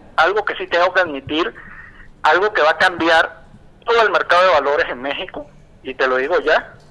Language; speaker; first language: Spanish; native; Spanish